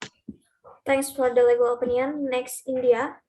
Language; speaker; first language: English; non-native, learner; Indonesian